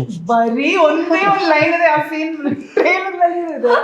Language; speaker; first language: Kannada; non-native, local second language; Malayalam